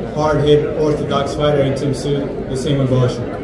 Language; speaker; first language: English; native; English